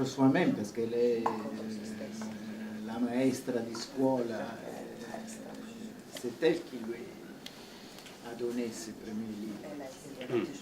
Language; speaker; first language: French; non-native, fluent; Italian